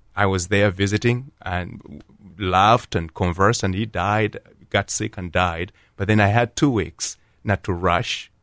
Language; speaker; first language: English; non-native, local second language; Ganda